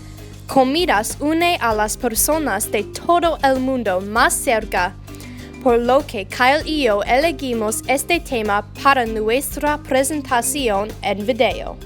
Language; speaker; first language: Spanish; non-native, learner; English